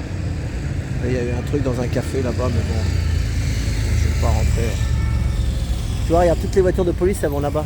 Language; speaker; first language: French; native; French